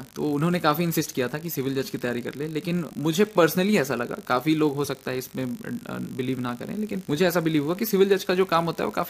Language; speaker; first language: Hindi; native; Hindi